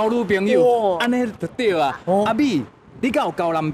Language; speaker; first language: Chinese; native; Chinese